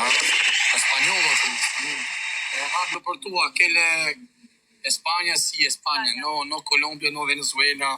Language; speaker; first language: Spanish; non-native, learner; Albanian